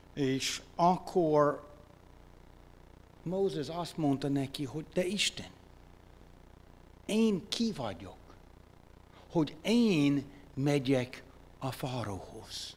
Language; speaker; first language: Hungarian; non-native, fluent; English